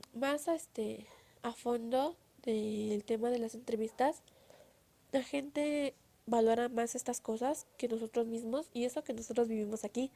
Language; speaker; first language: Spanish; native; Spanish